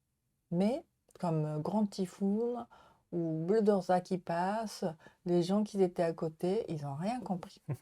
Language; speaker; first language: French; non-native, learner; Japanese